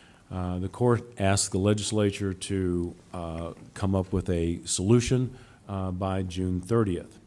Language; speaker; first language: English; native; English